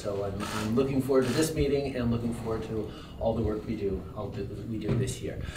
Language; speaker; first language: English; native; English